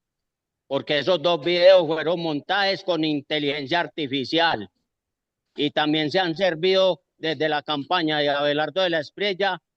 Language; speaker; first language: Spanish; native; Spanish